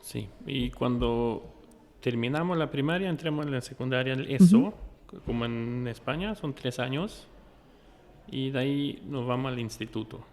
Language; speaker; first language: Spanish; non-native, fluent; Norwegian